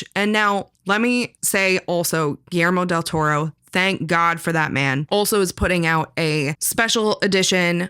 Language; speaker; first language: English; native; English